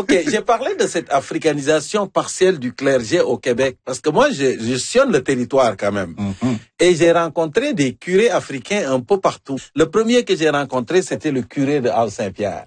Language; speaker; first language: French; native; French